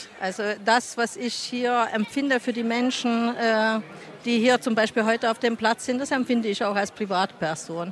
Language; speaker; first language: German; non-native, fluent; Hungarian